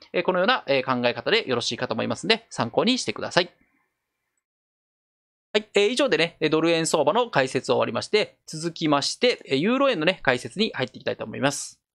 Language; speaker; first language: Japanese; native; Japanese